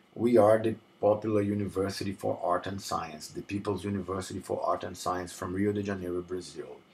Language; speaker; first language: English; non-native, fluent; Portuguese